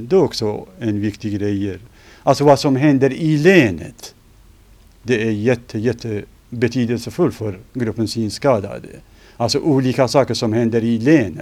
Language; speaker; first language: Swedish; non-native, fluent; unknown